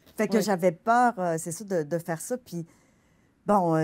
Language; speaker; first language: French; native; French